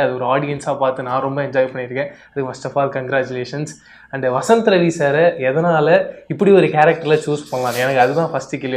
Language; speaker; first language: Tamil; native; Tamil